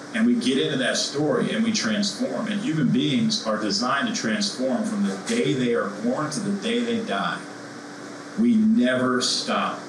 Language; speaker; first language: English; native; English